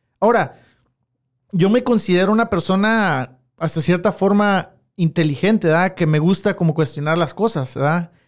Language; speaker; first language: Spanish; early bilingual, heritage; Spanish